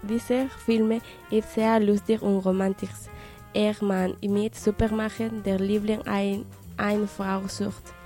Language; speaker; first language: German; non-native, learner; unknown